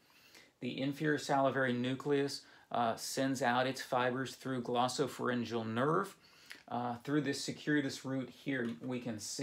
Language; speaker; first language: English; native; English